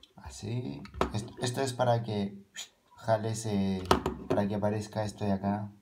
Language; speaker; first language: Spanish; native; Spanish